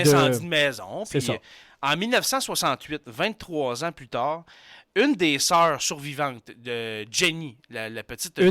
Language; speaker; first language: French; native; French